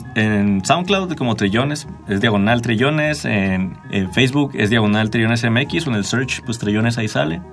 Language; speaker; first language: Spanish; native; Spanish